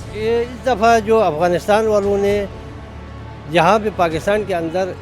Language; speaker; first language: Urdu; non-native, local second language; Pashto